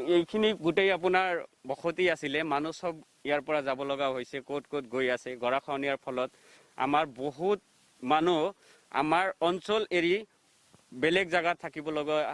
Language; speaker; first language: Assamese; non-native, local second language; Bangla